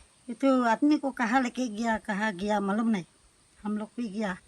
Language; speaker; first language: Hindi; non-native, local second language; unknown